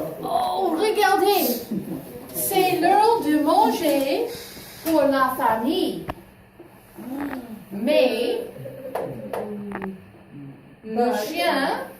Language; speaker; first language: French; non-native, fluent; English